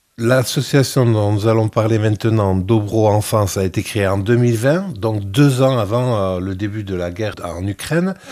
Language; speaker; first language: French; native; French